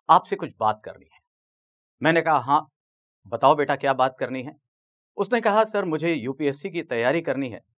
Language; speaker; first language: Hindi; native; Hindi